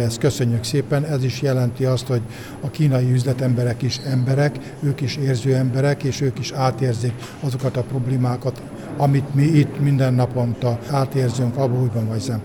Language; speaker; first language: Hungarian; native; Hungarian